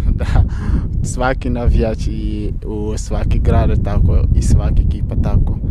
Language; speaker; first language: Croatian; non-native, learner; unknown